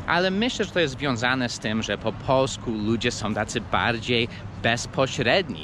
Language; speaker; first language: Polish; early bilingual, heritage; Polish